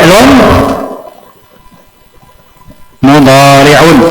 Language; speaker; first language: Arabic; non-native, fluent; Indonesian